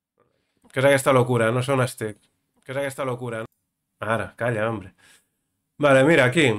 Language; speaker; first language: Spanish; non-native, local second language; Catalan